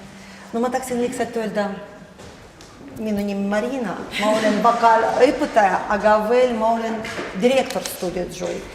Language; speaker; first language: Estonian; non-native, learner; Russian